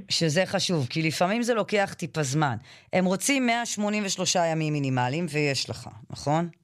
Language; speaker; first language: Hebrew; native; Hebrew